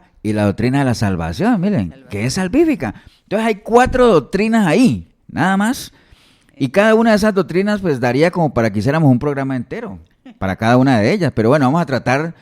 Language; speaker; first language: Spanish; native; Spanish